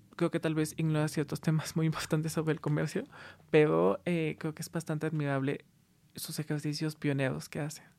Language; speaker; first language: Spanish; native; Spanish